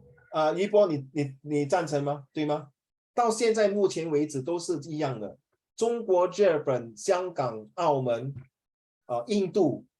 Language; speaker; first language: Chinese; native; Chinese